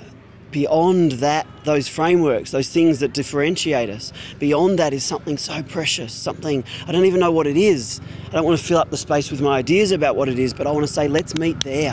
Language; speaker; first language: English; native; English